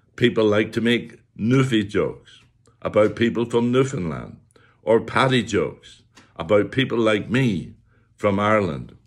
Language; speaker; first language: English; native; English